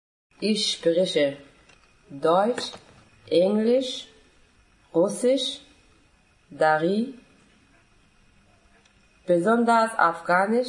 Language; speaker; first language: German; non-native, fluent; Persian